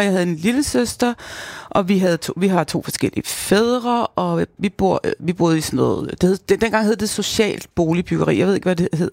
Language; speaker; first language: Danish; native; Danish